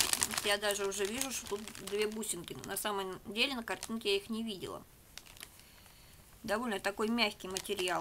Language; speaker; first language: Russian; native; Russian